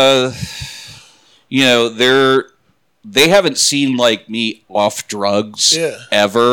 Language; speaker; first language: English; native; English